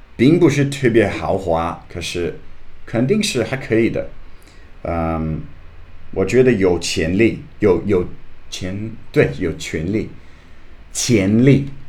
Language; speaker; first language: Chinese; non-native, learner; English